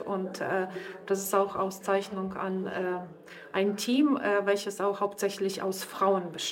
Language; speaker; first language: German; non-native, fluent; Ukrainian